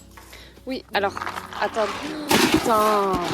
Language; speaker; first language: French; native; French